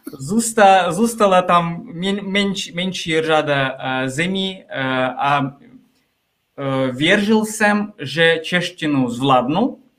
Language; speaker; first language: Czech; non-native, fluent; Russian